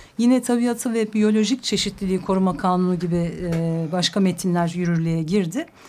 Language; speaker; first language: Turkish; native; Turkish